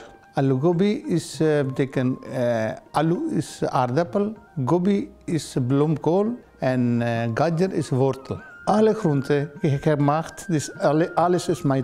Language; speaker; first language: Dutch; non-native, learner; Punjabi